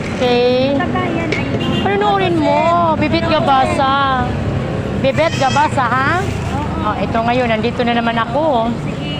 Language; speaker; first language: Filipino; native; Filipino